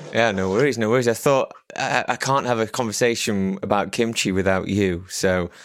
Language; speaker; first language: English; native; English